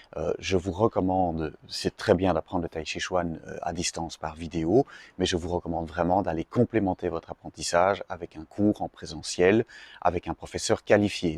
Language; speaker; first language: French; native; French